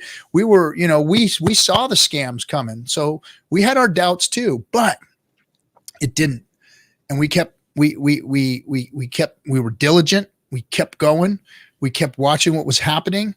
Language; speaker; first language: English; native; English